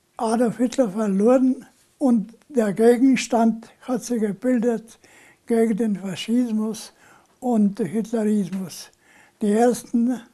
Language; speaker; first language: German; non-native, local second language; Slovenian